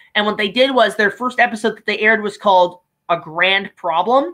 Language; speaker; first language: English; native; English